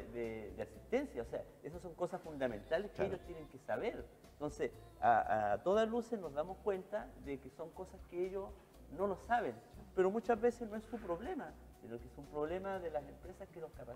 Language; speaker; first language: Spanish; native; Spanish